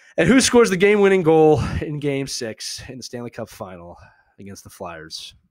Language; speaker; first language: English; native; English